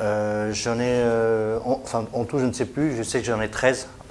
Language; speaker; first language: French; native; French